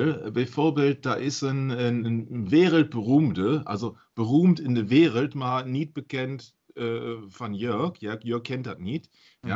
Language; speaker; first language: Dutch; non-native, learner; German